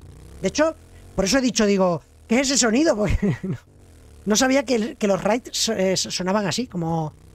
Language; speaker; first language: Spanish; native; Spanish